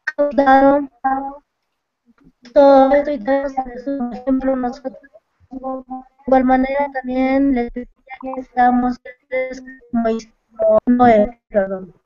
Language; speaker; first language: Spanish; non-native, local second language; Aymara